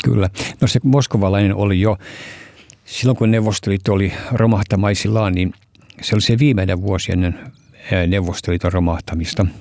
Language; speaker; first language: Finnish; early bilingual, heritage; Finnish